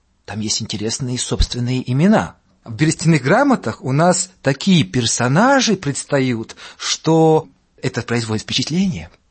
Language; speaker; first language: Russian; non-native, fluent; Latvian